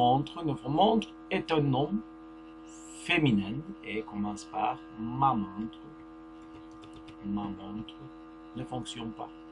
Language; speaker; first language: French; non-native, fluent; Turkish